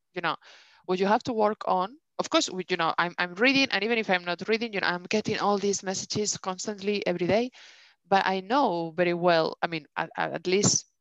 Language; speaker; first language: English; non-native, fluent; Spanish